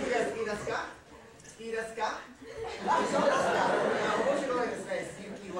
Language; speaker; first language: Japanese; non-native, learner; English